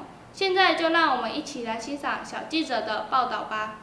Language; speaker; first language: Chinese; native; Chinese